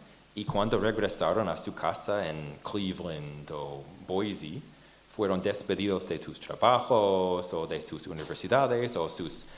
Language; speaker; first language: Spanish; non-native, fluent; English